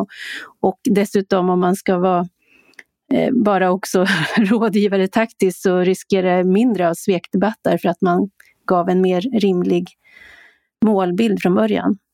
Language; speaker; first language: Swedish; native; Swedish